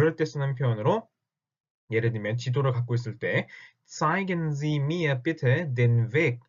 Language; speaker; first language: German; non-native, fluent; Korean